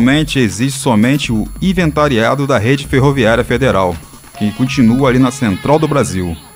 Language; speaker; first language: Portuguese; native; Portuguese